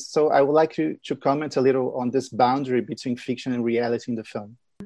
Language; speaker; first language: English; non-native, fluent; Portuguese